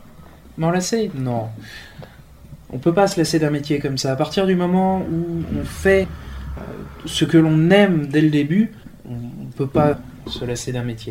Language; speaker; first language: French; native; French